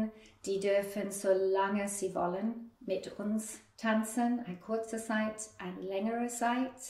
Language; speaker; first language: German; non-native, fluent; English